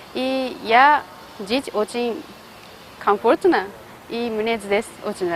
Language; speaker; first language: Russian; non-native, learner; Japanese